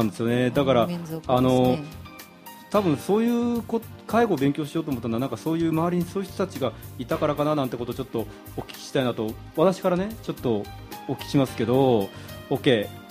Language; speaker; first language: Japanese; native; Japanese